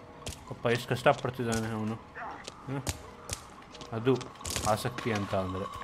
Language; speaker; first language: Kannada; native; Kannada